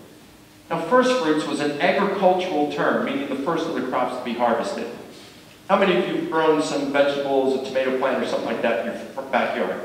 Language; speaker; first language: English; native; English